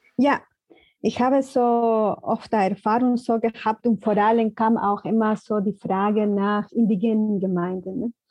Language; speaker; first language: German; non-native, fluent; Spanish